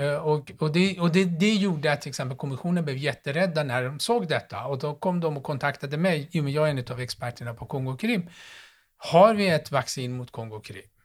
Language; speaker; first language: Swedish; non-native, fluent; Persian